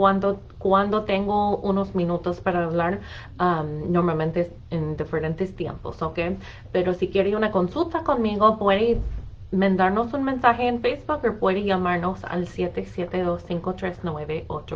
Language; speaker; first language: Spanish; non-native, fluent; English